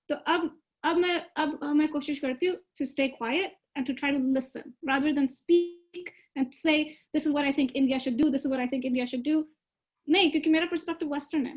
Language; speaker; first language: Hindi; early bilingual, other home language; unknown